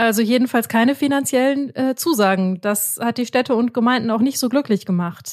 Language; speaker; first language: German; native; German